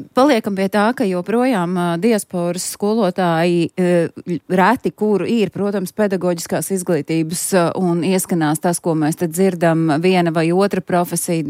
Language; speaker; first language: Latvian; native; Latvian